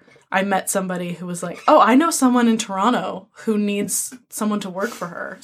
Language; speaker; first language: English; native; English